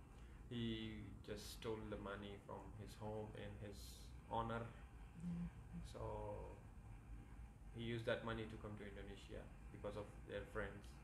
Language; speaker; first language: English; non-native, fluent; Hazaragi